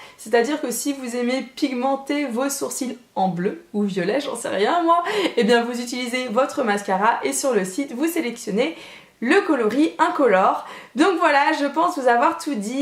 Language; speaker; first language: French; native; French